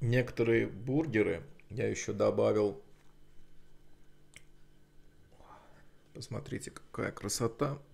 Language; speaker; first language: Russian; non-native, local second language; Azerbaijani